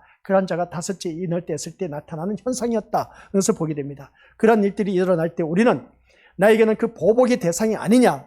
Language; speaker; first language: Korean; native; Korean